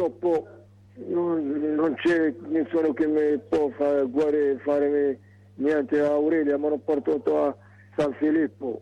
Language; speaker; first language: Italian; non-native, learner; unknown